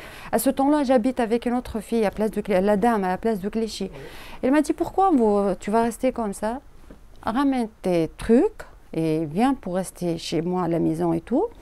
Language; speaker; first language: French; non-native, learner; Arabic